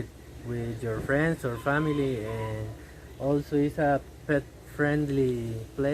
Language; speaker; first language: English; non-native, learner; Spanish